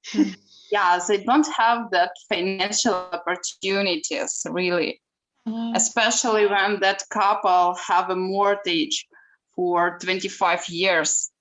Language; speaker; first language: English; non-native, learner; Ukrainian